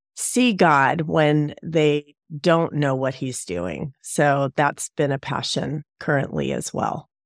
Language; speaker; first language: English; native; English